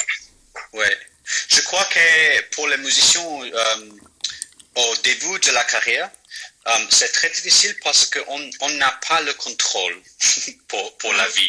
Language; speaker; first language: French; non-native, fluent; English